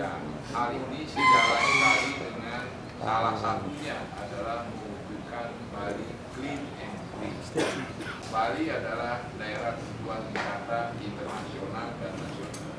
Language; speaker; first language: Indonesian; non-native, local second language; Balinese